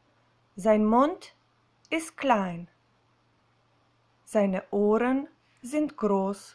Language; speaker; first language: German; non-native, fluent; Slovenian